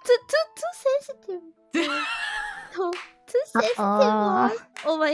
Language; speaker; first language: English; non-native, learner; Japanese